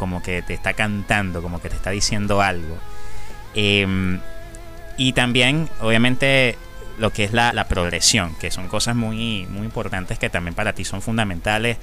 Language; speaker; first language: Spanish; native; Spanish